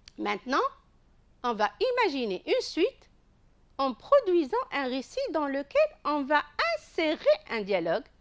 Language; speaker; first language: French; non-native, local second language; Arabic